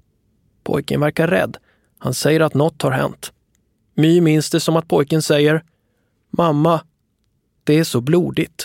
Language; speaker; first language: Swedish; native; Swedish